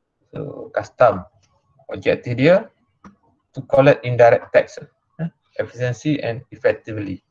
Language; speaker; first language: English; non-native, local second language; Malay